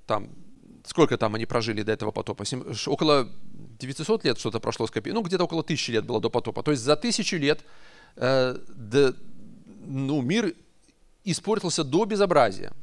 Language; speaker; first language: Russian; native; Russian